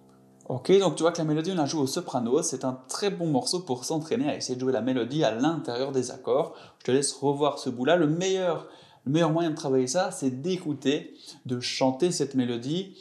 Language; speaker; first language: French; native; French